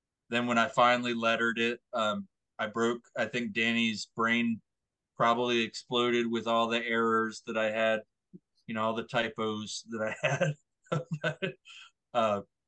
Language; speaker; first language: English; native; English